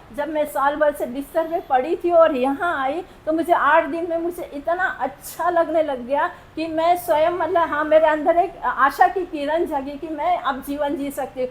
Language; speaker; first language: Hindi; non-native, local second language; Marathi